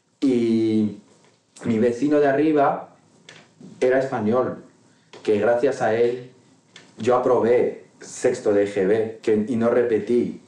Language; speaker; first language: Spanish; non-native, local second language; Arabic